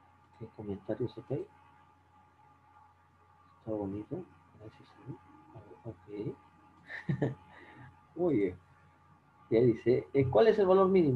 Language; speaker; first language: Spanish; native; Spanish